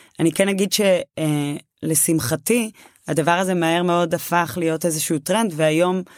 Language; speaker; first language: Hebrew; native; Hebrew